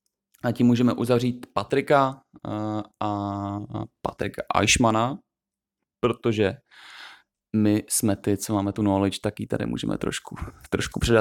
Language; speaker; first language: Czech; native; Czech